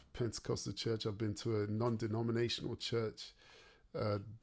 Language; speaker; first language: English; native; English